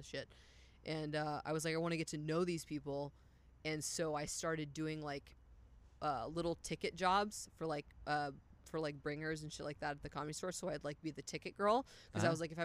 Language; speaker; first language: English; native; English